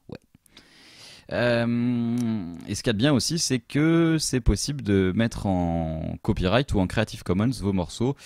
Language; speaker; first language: French; native; French